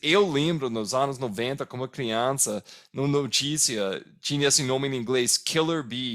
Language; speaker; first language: Portuguese; non-native, fluent; English